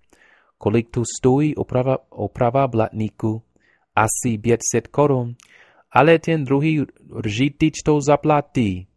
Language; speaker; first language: Czech; non-native, learner; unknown